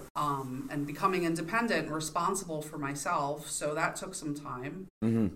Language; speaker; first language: English; native; English